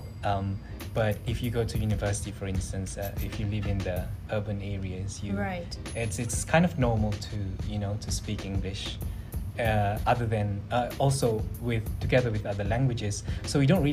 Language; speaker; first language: English; non-native, local second language; Malay